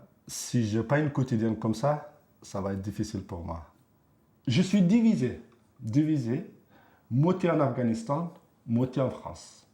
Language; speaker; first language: French; non-native, fluent; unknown